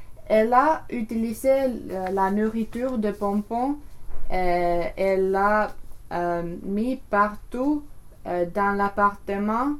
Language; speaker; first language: French; non-native, learner; English